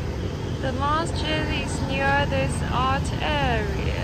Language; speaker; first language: English; non-native, learner; Chinese